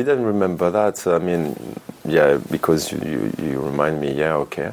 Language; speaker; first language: English; non-native, fluent; French